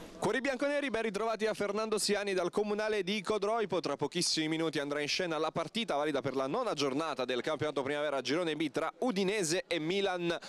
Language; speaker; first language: Italian; native; Italian